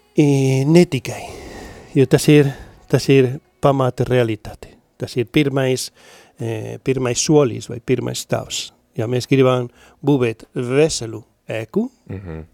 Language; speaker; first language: Latvian; non-native, learner; Spanish